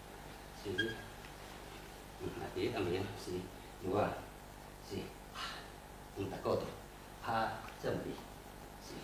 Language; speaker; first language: Spanish; non-native, learner; Chinese